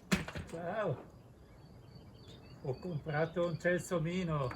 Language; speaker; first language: Italian; non-native, learner; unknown